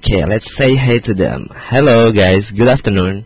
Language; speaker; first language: English; non-native, fluent; Indonesian